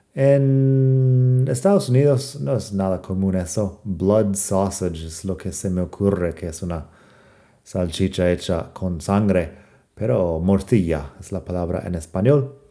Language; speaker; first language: Spanish; non-native, fluent; English